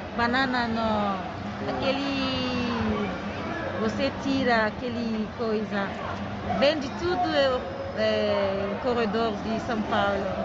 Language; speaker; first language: Portuguese; non-native, learner; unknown